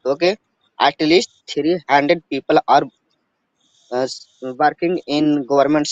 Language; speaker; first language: English; non-native, learner; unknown